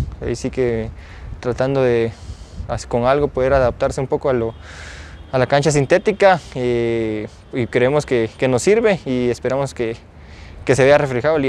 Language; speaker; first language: Spanish; native; Spanish